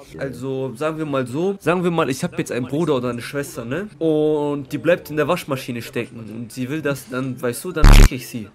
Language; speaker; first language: German; early bilingual, other home language; Kurdish